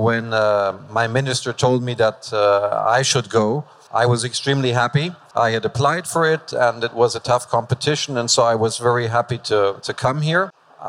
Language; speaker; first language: English; non-native, fluent; German